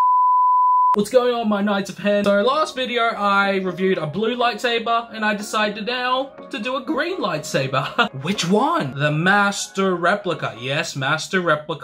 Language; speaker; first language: English; native; English